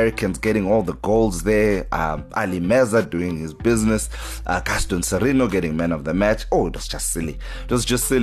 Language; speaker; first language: English; non-native, local second language; Xhosa